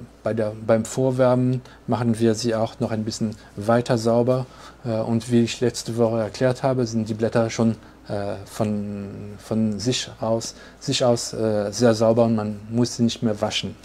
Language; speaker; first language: German; non-native, fluent; French